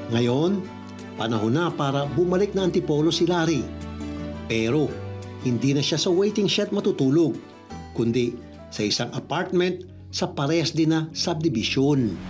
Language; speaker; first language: Filipino; native; Filipino